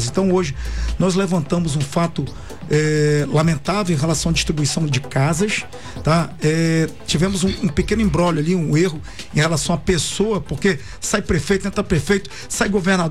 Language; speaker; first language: Portuguese; native; Portuguese